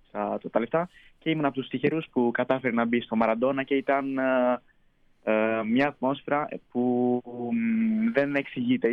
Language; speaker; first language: Greek; early bilingual, heritage; Greek